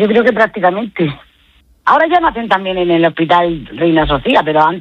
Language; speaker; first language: Spanish; native; Spanish